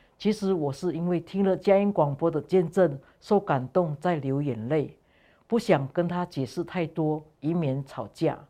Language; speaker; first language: Chinese; non-native, fluent; Indonesian